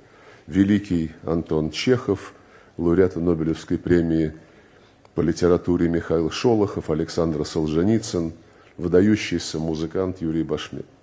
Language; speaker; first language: Russian; native; Russian